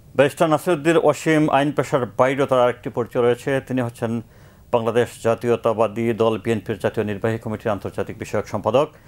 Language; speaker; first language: Bangla; native; Bangla